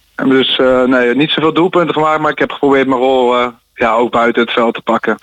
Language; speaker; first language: Dutch; native; Dutch